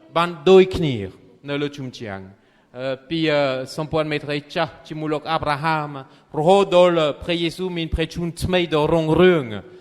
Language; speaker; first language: Khmer; non-native, fluent; French